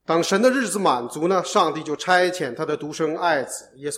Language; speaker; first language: Chinese; native; Chinese